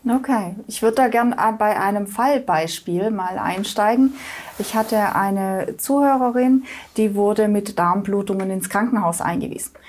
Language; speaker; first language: German; native; German